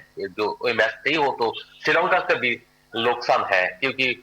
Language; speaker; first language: Hindi; non-native, learner; Bangla